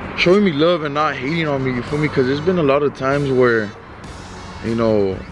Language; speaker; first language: English; early bilingual, other home language; Spanish